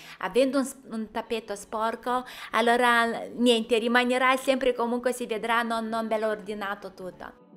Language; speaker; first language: Italian; non-native, fluent; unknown